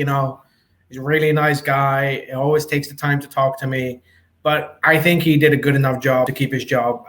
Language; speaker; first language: English; native; English